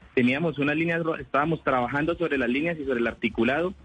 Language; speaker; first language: Spanish; native; Spanish